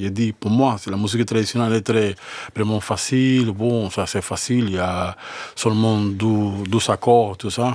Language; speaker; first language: French; non-native, fluent; Spanish